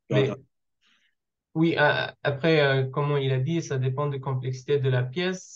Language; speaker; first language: French; non-native, learner; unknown